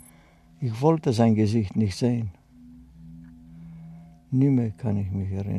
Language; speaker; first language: German; non-native, fluent; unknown